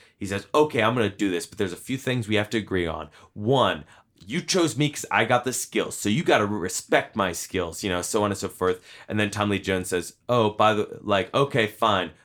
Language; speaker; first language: English; native; English